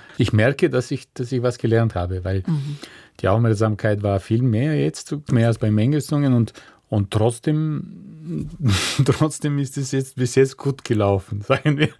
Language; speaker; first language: German; non-native, fluent; Bulgarian